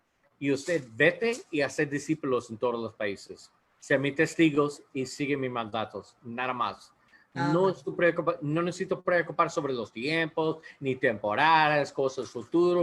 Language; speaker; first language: Spanish; non-native, learner; English